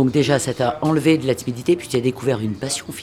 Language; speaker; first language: French; native; French